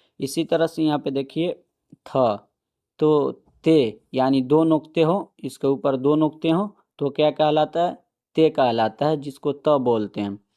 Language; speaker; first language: Hindi; native; Hindi